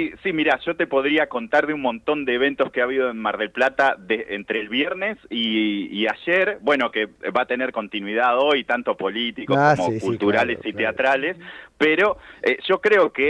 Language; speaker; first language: Spanish; native; Spanish